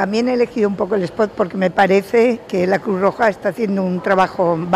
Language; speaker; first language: Spanish; native; Spanish